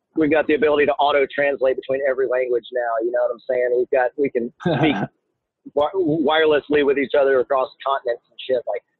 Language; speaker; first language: English; native; English